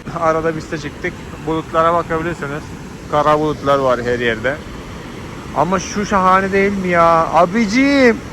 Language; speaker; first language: Turkish; non-native, fluent; Malayalam